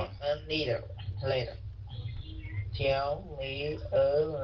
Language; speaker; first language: English; non-native, learner; Vietnamese